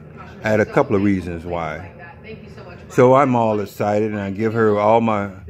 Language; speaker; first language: English; native; English